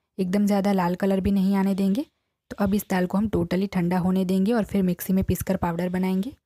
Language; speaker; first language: Hindi; non-native, local second language; Gujarati